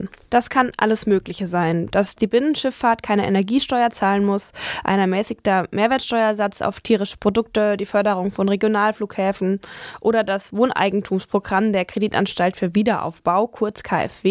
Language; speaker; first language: German; native; German